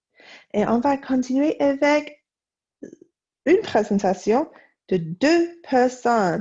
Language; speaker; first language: French; non-native, fluent; English